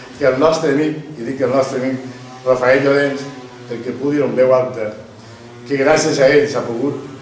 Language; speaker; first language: Catalan; native; Catalan